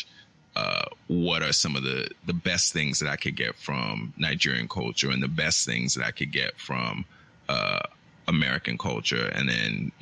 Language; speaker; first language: English; native; English